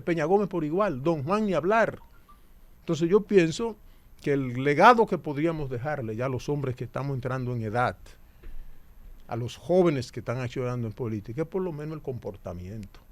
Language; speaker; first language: Spanish; native; Spanish